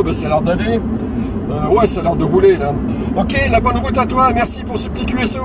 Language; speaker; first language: French; native; French